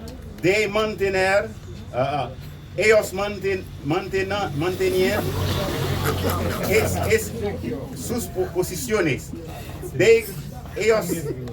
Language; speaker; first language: Spanish; non-native, local second language; Haitian Creole